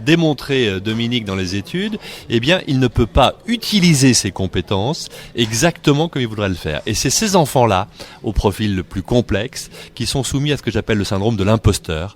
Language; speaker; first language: French; native; French